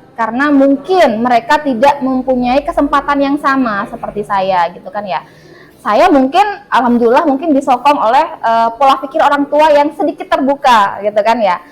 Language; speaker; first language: Indonesian; non-native, local second language; Madurese